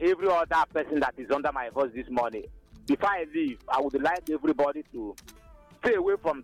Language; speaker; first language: English; non-native, local second language; Igbo